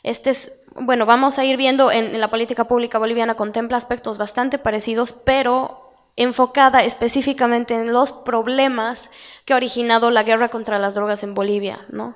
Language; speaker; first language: Spanish; native; Spanish